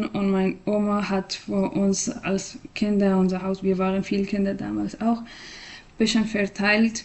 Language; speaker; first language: German; non-native, fluent; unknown